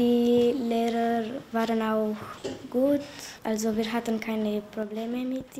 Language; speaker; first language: German; non-native, learner; Romanian